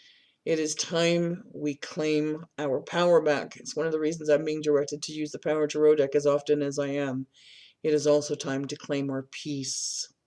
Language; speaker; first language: English; native; English